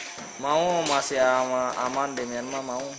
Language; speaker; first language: Indonesian; non-native, learner; Rohingya